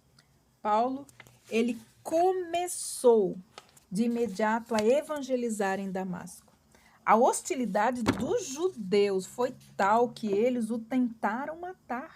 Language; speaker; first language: Portuguese; native; Portuguese